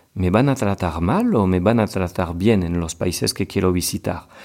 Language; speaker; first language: French; native; French